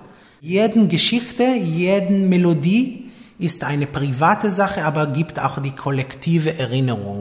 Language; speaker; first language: German; non-native, fluent; Hebrew